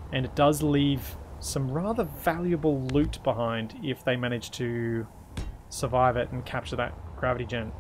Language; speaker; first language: English; native; English